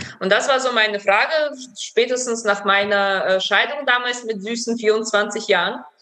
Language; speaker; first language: German; early bilingual, other home language; Russian